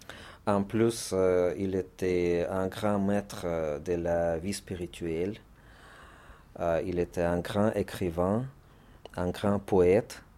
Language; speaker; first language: French; non-native, fluent; Russian